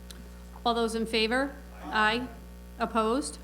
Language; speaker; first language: English; native; English